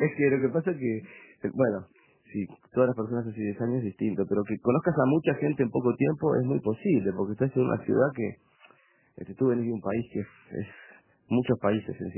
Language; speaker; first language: Spanish; native; Spanish